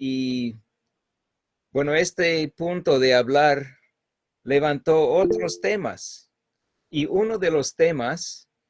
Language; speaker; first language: Spanish; non-native, fluent; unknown